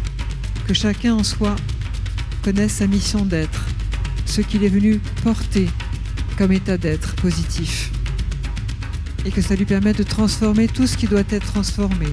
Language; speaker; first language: French; native; French